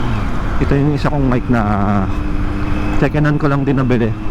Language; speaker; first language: Filipino; native; Filipino